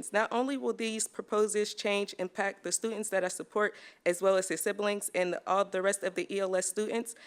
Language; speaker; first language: English; native; English